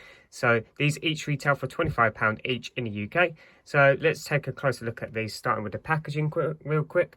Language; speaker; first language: English; native; English